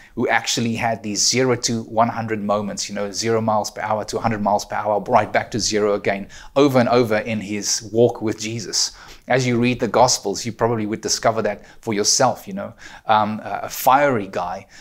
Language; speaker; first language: English; native; English